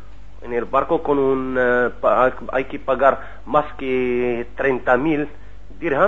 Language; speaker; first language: Spanish; non-native, learner; Arabic